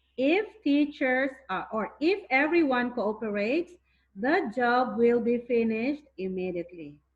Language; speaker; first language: English; non-native, fluent; Thai